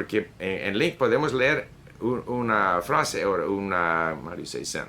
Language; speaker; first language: Spanish; non-native, fluent; Swedish